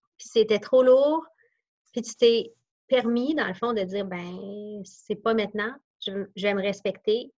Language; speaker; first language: French; native; French